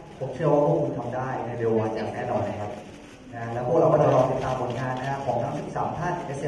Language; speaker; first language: Thai; native; Thai